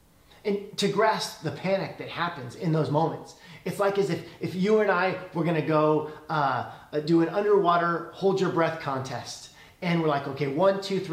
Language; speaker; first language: English; native; English